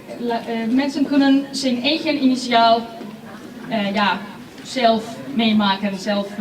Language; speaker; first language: Dutch; non-native, fluent; Spanish